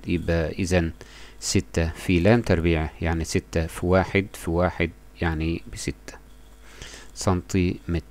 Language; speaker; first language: Arabic; native; Arabic